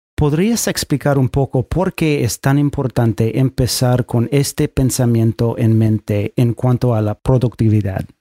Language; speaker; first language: Spanish; non-native, fluent; English